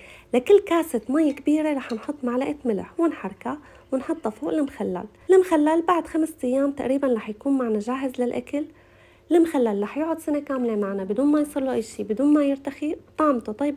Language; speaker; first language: Arabic; native; Arabic